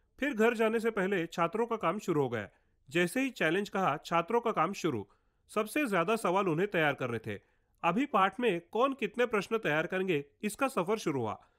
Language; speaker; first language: Hindi; non-native, local second language; Marathi